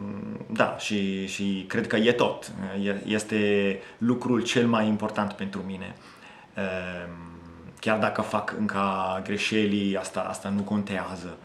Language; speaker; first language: Romanian; non-native, fluent; Italian